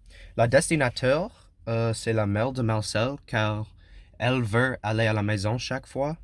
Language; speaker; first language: French; non-native, learner; English